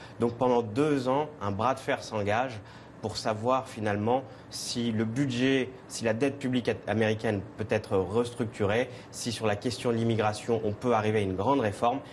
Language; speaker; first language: French; native; French